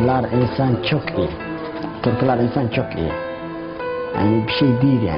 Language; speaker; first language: Turkish; non-native, learner; Somali